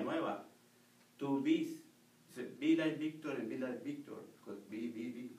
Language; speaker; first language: English; non-native, learner; Spanish